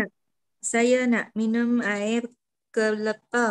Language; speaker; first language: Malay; non-native, learner; Vietnamese